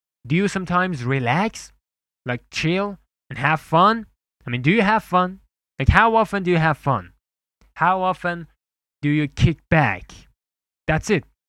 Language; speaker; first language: English; non-native, fluent; Persian